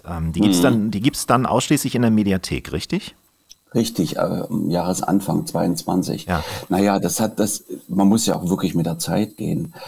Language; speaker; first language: German; native; German